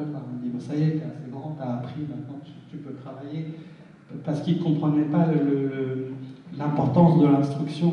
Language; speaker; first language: French; early bilingual, other home language; Arabic